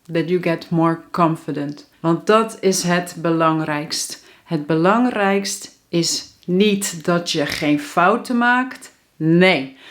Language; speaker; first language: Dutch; native; Dutch